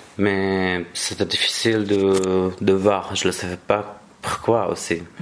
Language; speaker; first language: French; non-native, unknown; Arabic